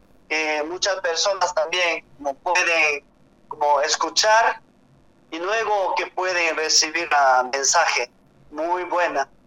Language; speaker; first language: Spanish; non-native, learner; Korean